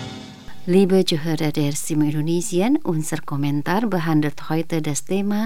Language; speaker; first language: German; non-native, fluent; Indonesian